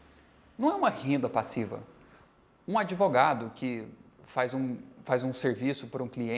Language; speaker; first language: Portuguese; native; Portuguese